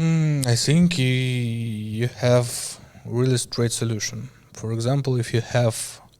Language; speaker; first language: English; non-native, learner; Ukrainian